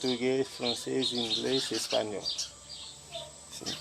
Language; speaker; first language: Portuguese; non-native, learner; Haitian Creole